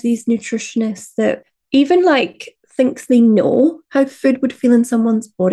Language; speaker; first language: English; native; English